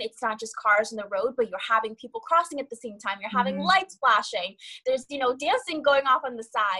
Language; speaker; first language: English; early bilingual, other home language; Kabuverdianu